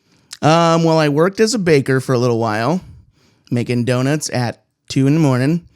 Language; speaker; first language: English; native; English